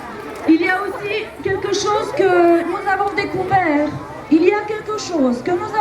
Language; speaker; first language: French; non-native, fluent; Romanian